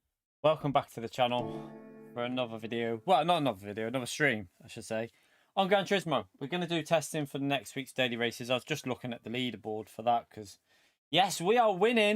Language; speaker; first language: English; native; English